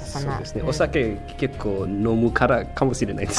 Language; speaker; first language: Japanese; non-native, fluent; Newari